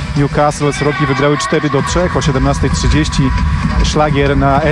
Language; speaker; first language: Polish; native; Polish